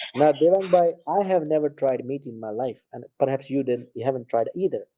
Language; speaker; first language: English; non-native, local second language; Gujarati